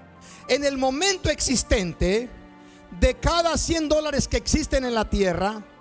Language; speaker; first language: Spanish; native; Spanish